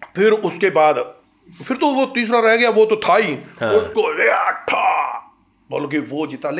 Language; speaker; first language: Hindi; native; Hindi